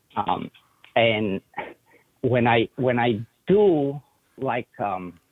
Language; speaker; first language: English; non-native, fluent; Bulgarian